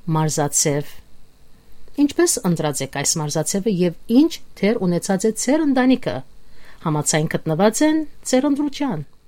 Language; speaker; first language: Armenian; native; Armenian